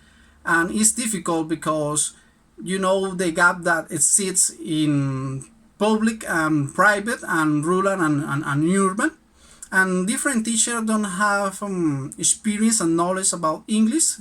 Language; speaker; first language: English; non-native, learner; Spanish